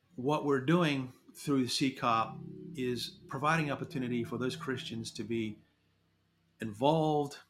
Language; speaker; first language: English; native; English